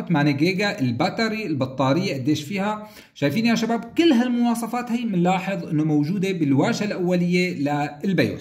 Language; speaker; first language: Arabic; native; Arabic